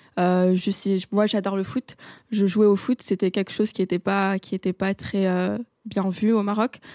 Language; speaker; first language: French; non-native, local second language; Arabic